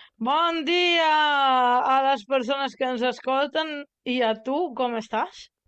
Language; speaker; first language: Catalan; non-native, learner; Italian